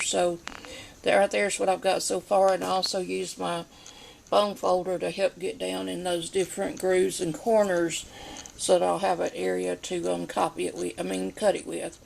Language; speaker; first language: English; native; English